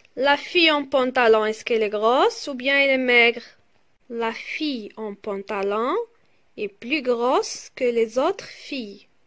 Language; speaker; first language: French; non-native, local second language; Arabic